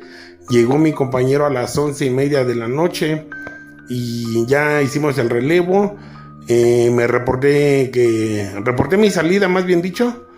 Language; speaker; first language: Spanish; native; Spanish